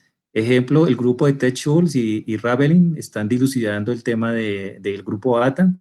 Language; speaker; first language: Spanish; native; Spanish